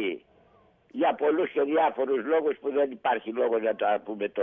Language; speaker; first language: Greek; native; Greek